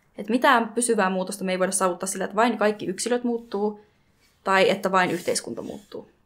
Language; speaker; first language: Finnish; native; Finnish